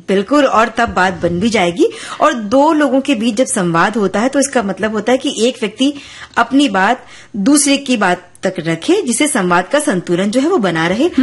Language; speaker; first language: Hindi; native; Hindi